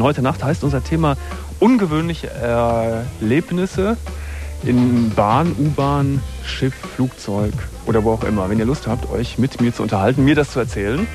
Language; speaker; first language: German; native; German